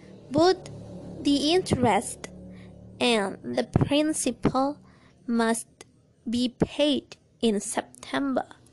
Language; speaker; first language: English; non-native, fluent; Indonesian